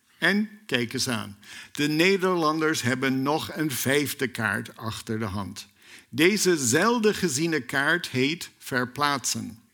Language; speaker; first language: Dutch; non-native, fluent; English